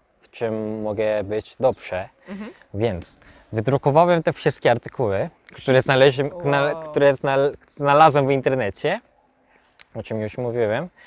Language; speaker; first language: Polish; non-native, learner; Korean